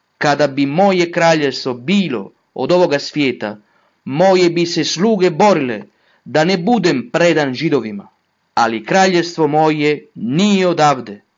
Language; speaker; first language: Croatian; non-native, fluent; Italian